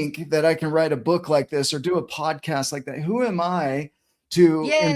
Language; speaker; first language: English; native; English